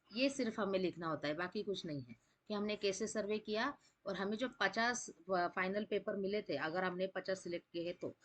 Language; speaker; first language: Hindi; non-native, local second language; Marathi